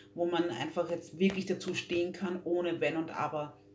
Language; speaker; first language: German; native; German